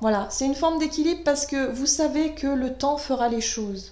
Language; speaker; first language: French; native; French